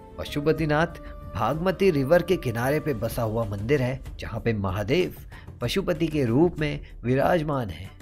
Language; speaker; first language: Hindi; native; Hindi